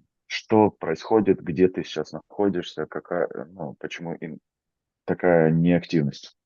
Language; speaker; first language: Russian; native; Russian